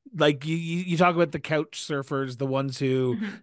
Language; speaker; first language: English; native; English